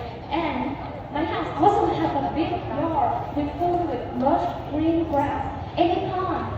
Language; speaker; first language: English; non-native, learner; Vietnamese